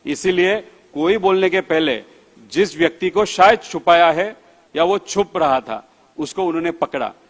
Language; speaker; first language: Hindi; non-native, local second language; Marathi